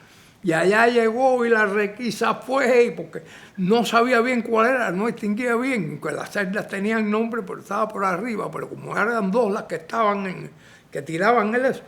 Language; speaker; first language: Spanish; native; Spanish